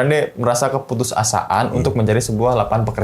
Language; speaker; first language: Indonesian; native; Indonesian